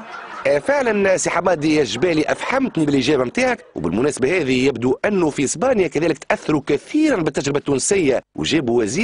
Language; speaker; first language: Arabic; native; Arabic